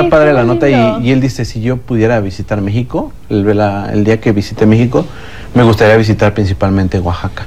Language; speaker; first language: Spanish; native; Spanish